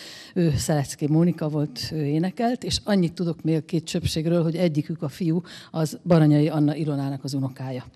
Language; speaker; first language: Hungarian; native; Hungarian